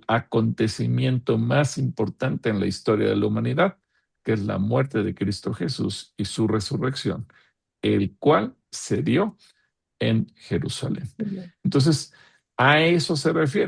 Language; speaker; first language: Spanish; native; Spanish